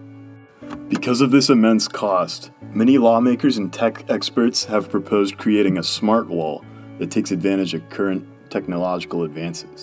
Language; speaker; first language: English; native; English